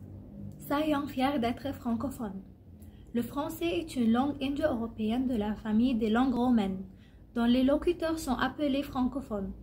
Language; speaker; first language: French; non-native, learner; Arabic